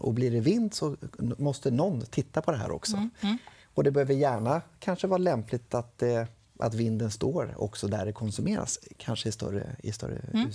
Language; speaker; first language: Swedish; native; Swedish